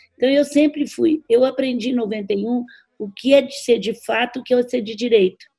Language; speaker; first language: Portuguese; native; Portuguese